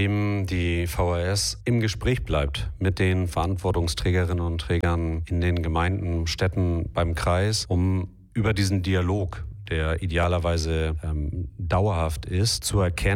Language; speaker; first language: German; native; German